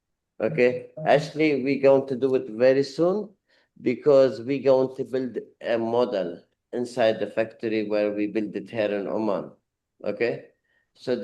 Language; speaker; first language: English; non-native, learner; Arabic